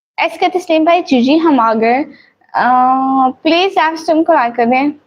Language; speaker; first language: Urdu; non-native, local second language; Punjabi